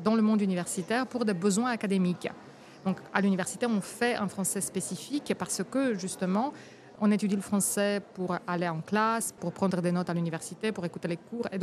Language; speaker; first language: French; non-native, fluent; Romanian